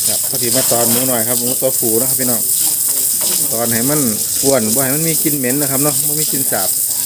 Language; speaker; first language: Thai; non-native, local second language; Northeastern Thai